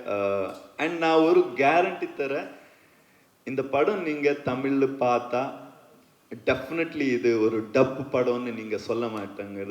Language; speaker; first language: Tamil; non-native, learner; Kannada